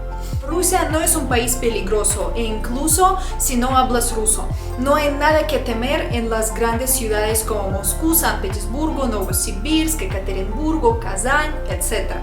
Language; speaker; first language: Spanish; non-native, fluent; Russian